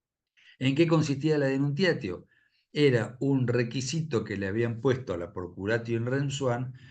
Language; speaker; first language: Spanish; native; Spanish